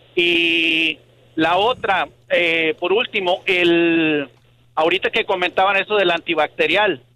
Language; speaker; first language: Spanish; native; Spanish